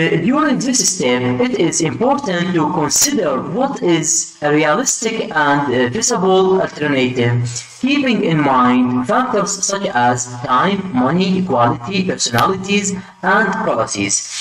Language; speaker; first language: English; non-native, fluent; Arabic